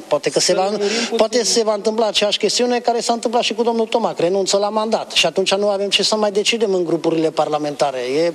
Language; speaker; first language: Romanian; non-native, local second language; Hungarian